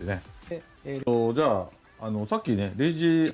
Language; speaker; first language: Japanese; native; Japanese